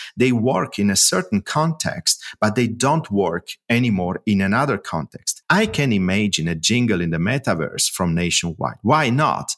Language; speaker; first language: English; non-native, fluent; Italian